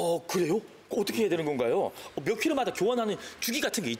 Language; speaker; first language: Korean; native; Korean